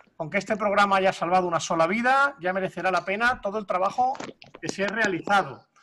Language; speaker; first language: Spanish; native; Spanish